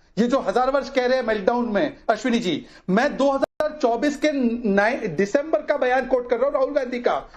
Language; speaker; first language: Hindi; native; Hindi